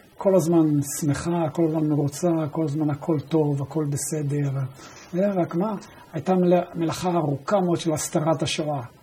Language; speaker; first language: Hebrew; early bilingual, other home language; German